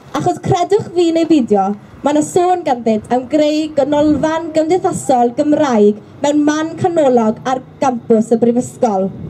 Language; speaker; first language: Welsh; native; Welsh